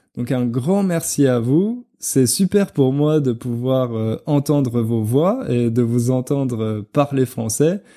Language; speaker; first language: French; native; French